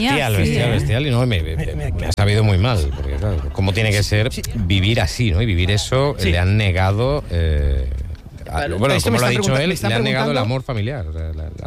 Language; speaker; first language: Spanish; native; Spanish